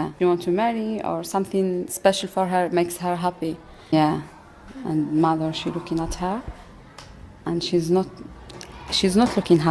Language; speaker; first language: English; non-native, learner; Arabic